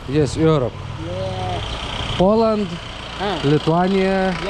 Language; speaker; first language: English; non-native, learner; Lithuanian